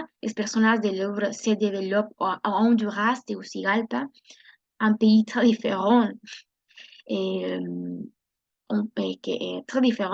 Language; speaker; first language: French; non-native, learner; Spanish